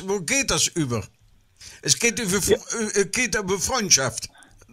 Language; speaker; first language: German; non-native, learner; Dutch